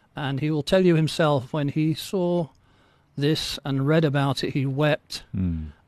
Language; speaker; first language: English; native; English